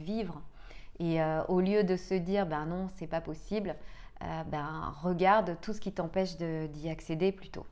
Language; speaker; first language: French; native; French